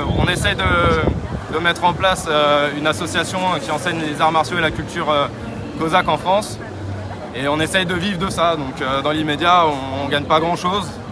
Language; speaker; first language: French; native; French